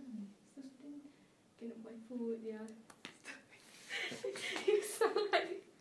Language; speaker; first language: English; non-native, local second language; Malay